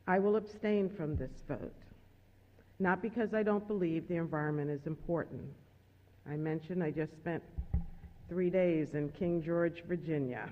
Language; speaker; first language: English; native; English